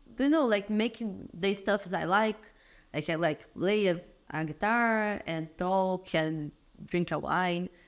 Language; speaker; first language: English; non-native, learner; Portuguese